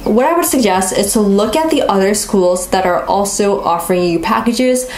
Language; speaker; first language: English; native; English